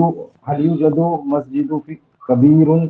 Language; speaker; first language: Arabic; non-native, learner; Urdu